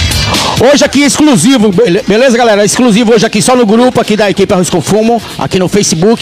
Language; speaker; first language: Portuguese; native; Portuguese